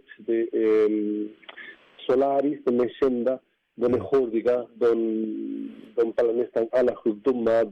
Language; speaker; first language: Swedish; non-native, fluent; Spanish